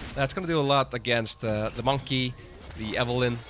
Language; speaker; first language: English; non-native, fluent; Icelandic